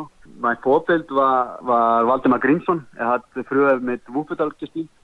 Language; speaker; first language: German; non-native, learner; Icelandic